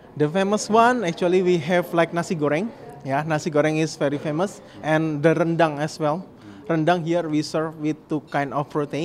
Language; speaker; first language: English; non-native, fluent; Indonesian